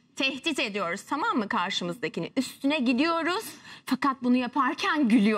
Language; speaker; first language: Turkish; native; Turkish